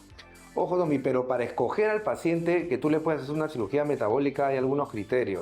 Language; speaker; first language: Spanish; native; Spanish